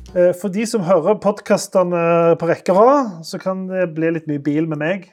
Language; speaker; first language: Norwegian; native; Norwegian